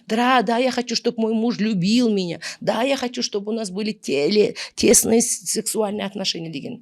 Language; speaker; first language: Russian; non-native, local second language; Kazakh